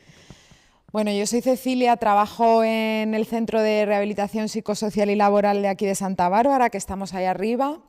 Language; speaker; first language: Spanish; native; Spanish